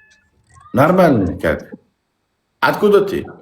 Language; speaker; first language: Russian; non-native, learner; Uzbek